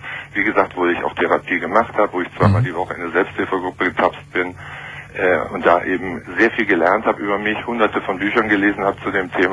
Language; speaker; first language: German; native; German